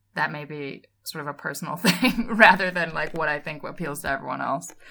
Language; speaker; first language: English; native; English